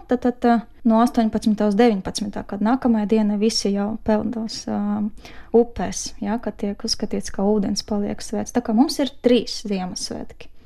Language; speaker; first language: Latvian; non-native, fluent; Ukrainian